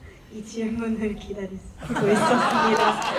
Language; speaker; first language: Korean; non-native, learner; Japanese